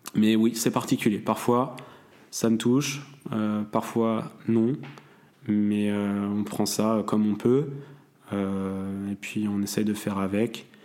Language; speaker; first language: French; native; French